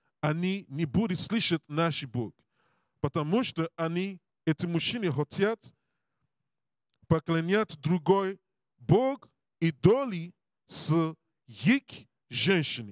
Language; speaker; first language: Russian; non-native, learner; English